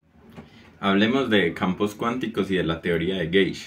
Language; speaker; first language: Spanish; native; Spanish